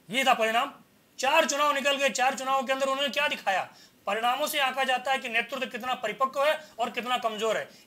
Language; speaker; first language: Hindi; native; Hindi